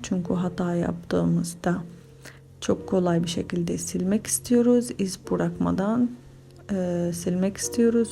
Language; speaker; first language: Turkish; non-native, fluent; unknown